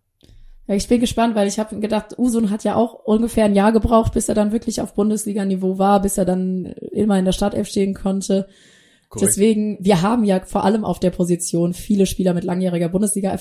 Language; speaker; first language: German; native; German